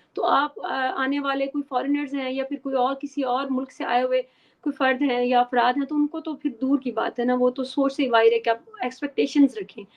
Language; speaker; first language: Urdu; native; Urdu